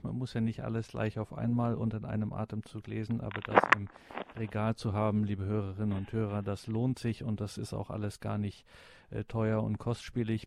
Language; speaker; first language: German; native; German